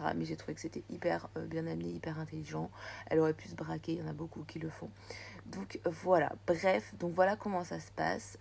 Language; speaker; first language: French; native; French